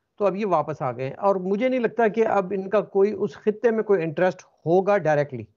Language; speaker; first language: Urdu; native; Urdu